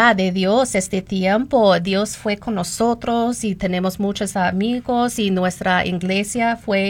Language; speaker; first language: Spanish; non-native, learner; English